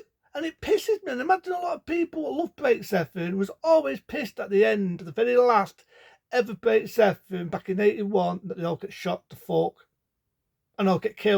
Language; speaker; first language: English; native; English